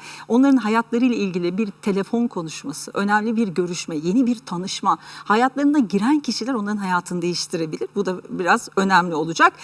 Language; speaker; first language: Turkish; native; Turkish